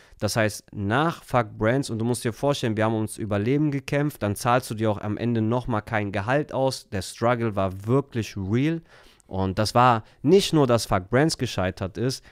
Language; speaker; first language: German; early bilingual, other home language; Turkish